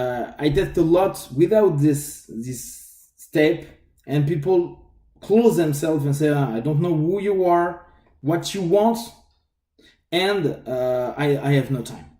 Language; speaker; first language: English; non-native, fluent; French